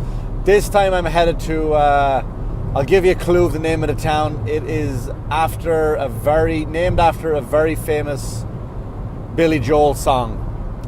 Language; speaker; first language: English; native; English